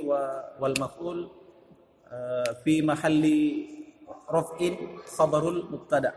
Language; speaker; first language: Arabic; non-native, learner; Indonesian